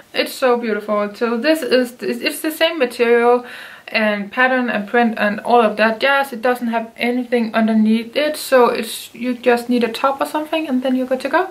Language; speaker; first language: English; non-native, fluent; Danish